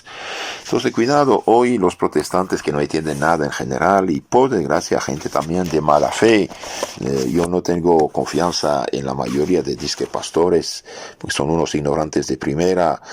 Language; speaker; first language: Spanish; non-native, fluent; French